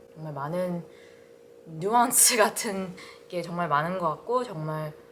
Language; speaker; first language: Korean; early bilingual, heritage; Korean